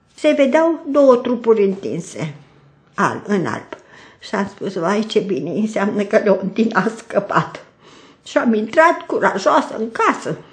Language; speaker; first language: Romanian; native; Romanian